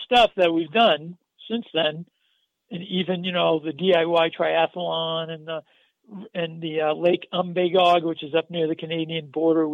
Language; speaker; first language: English; native; English